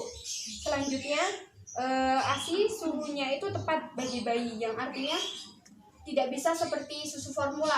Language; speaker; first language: Indonesian; native; Indonesian